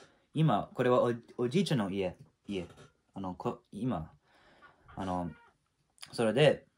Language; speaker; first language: Japanese; non-native, fluent; English